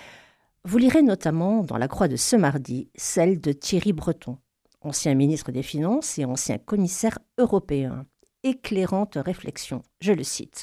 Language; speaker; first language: French; native; French